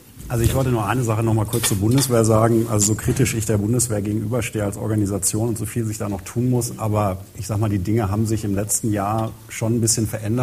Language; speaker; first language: German; native; German